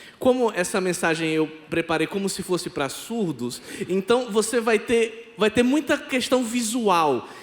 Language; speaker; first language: Portuguese; non-native, local second language; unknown